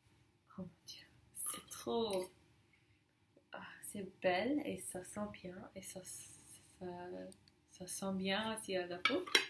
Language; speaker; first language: French; non-native, learner; English